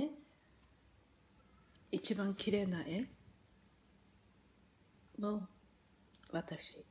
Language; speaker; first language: Japanese; native; Japanese